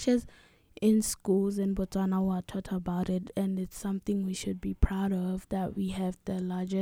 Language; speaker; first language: English; non-native, local second language; Tswana